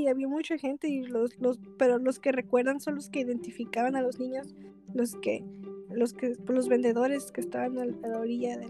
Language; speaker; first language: Spanish; native; Spanish